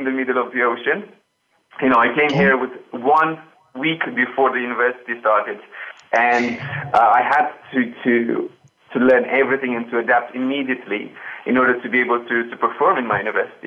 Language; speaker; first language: English; non-native, fluent; Romanian